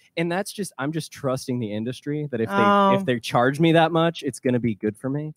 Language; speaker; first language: English; native; English